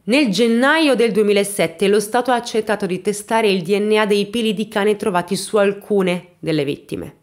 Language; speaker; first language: Italian; native; Italian